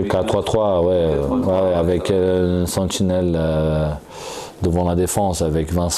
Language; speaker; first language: French; non-native, fluent; Portuguese